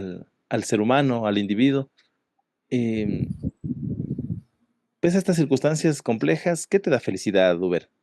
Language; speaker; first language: Spanish; native; Spanish